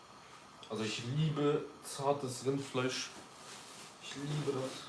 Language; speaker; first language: German; early bilingual, other home language; Kurdish